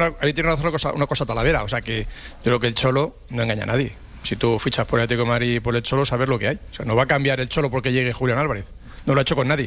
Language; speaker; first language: Spanish; native; Spanish